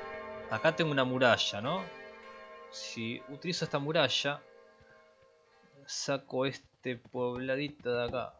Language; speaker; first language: Spanish; native; Spanish